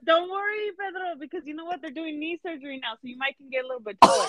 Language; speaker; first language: English; early bilingual, other home language; Spanish